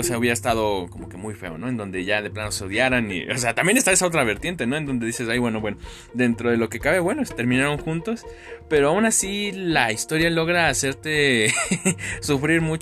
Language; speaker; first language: Spanish; native; Spanish